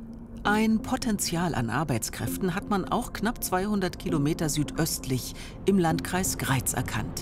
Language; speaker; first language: German; native; German